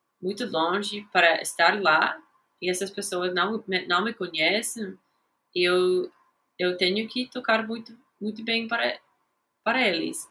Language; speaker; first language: Portuguese; non-native, fluent; English